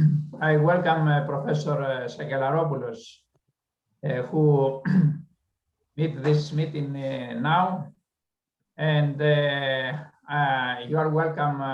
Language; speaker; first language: English; non-native, learner; Greek